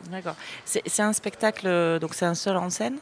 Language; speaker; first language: French; native; French